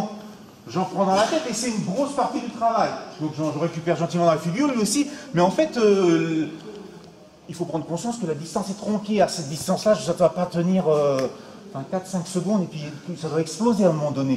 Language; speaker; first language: French; native; French